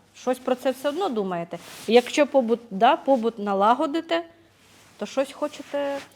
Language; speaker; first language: Ukrainian; native; Ukrainian